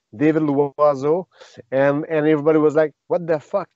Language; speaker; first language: English; non-native, fluent; French